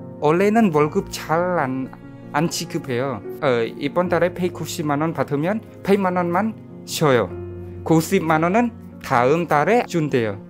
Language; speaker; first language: Korean; non-native, learner; Khmer